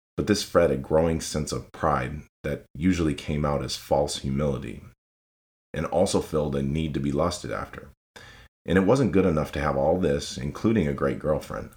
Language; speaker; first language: English; native; English